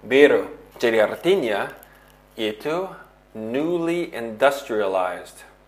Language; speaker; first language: Indonesian; non-native, fluent; English